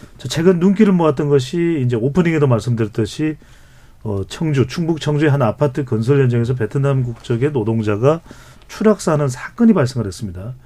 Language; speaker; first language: Korean; native; Korean